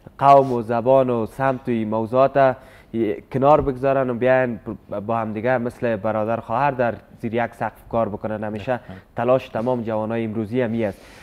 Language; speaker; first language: Persian; native; Persian